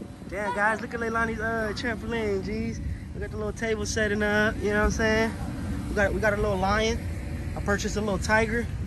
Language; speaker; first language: English; early bilingual, other home language; Spanish